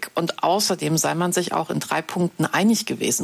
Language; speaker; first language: German; native; German